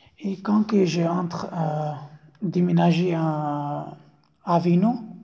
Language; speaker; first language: French; non-native, learner; Pashto